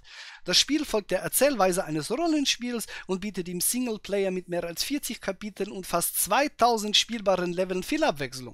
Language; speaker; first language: German; native; German